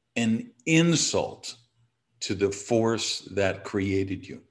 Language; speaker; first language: English; native; English